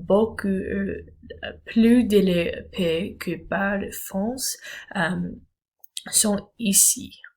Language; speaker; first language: French; non-native, learner; English